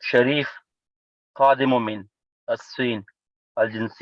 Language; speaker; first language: Arabic; non-native, learner; English